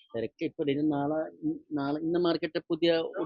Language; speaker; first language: Malayalam; non-native, local second language; Nepali